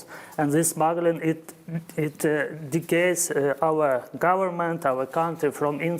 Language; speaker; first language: English; non-native, fluent; Ukrainian